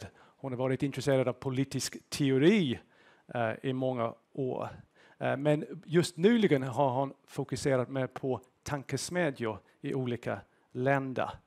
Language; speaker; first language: Swedish; non-native, fluent; English